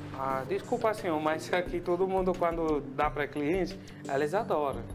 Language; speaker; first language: Portuguese; non-native, learner; Punjabi